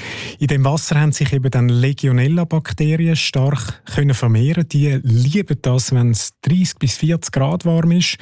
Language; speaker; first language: German; native; German